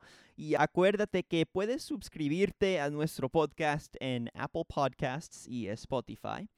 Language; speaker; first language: Spanish; non-native, fluent; English